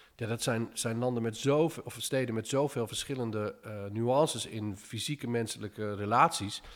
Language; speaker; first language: Dutch; early bilingual, other home language; English